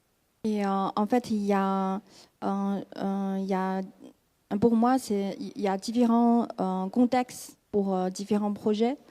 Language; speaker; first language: French; non-native, fluent; Chinese